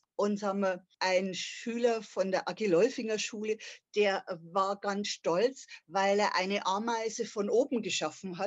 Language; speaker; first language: German; native; German